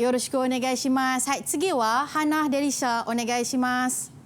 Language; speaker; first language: Japanese; non-native, fluent; Malay